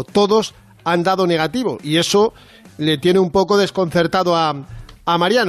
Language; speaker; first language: Spanish; native; Spanish